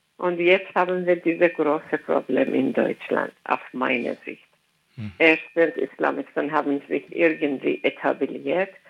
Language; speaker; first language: German; non-native, fluent; Persian